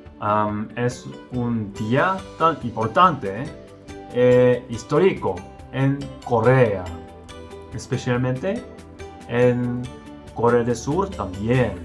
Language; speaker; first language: Spanish; non-native, learner; Korean